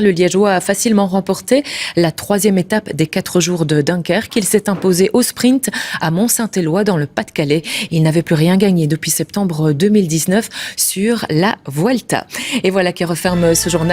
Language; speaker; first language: French; native; French